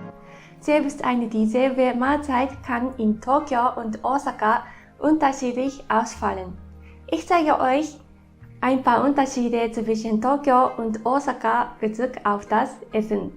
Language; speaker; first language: German; non-native, fluent; Japanese